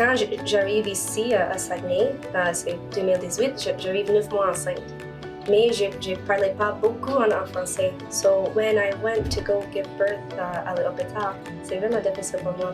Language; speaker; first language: French; non-native, learner; English